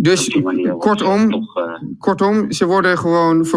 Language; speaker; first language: Dutch; native; Dutch